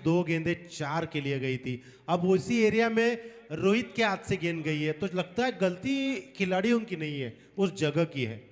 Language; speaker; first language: Hindi; non-native, local second language; Marathi